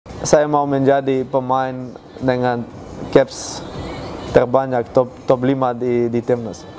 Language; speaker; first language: Indonesian; non-native, fluent; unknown